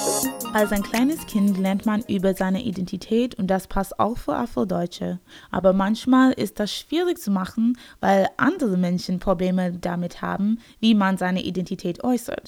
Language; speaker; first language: German; non-native, learner; English